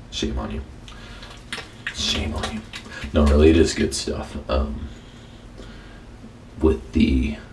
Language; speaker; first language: English; native; English